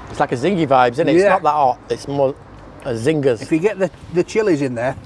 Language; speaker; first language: English; native; English